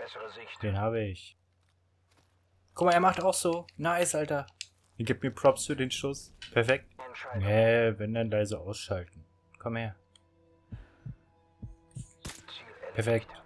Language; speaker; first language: German; native; German